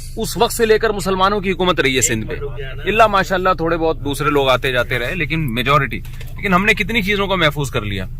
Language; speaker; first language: Urdu; native; Urdu